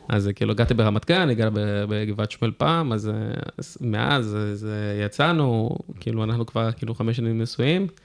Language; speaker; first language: Hebrew; non-native, fluent; Portuguese